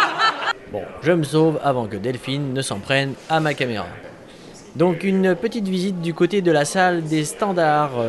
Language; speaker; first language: French; native; French